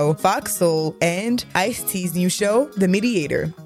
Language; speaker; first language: English; non-native, fluent; French